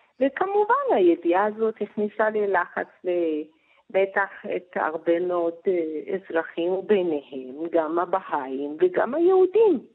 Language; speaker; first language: Hebrew; early bilingual, other home language; Persian